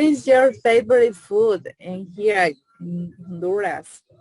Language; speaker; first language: English; non-native, learner; Spanish